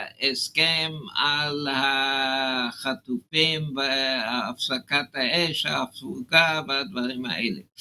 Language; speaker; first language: Hebrew; non-native, fluent; English